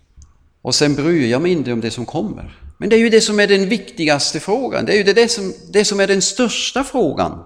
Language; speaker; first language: Swedish; non-native, fluent; German